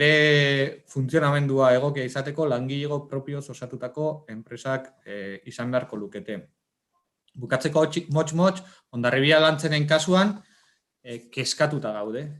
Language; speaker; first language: Basque; native; Basque